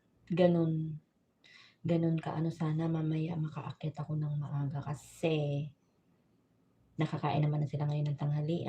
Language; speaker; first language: Filipino; non-native, local second language; Bikol